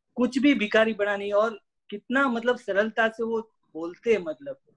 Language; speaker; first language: Hindi; non-native, local second language; Gujarati